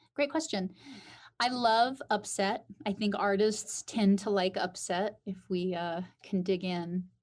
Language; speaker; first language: English; native; English